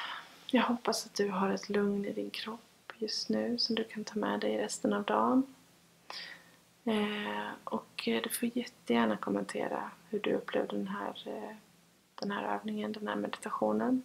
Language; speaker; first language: Swedish; native; Swedish